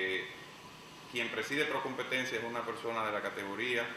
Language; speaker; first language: Spanish; native; Spanish